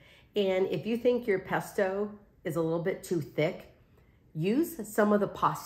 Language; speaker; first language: English; native; English